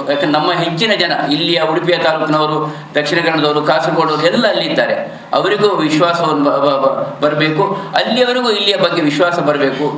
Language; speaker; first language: Kannada; non-native, local second language; Tulu